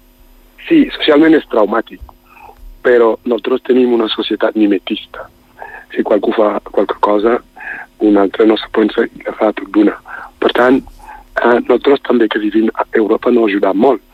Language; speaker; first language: Catalan; non-native, fluent; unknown